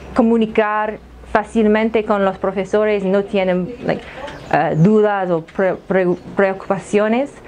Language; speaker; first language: Spanish; non-native, fluent; English